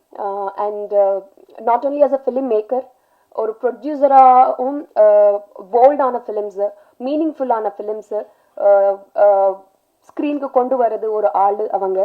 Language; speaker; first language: Tamil; non-native, learner; Telugu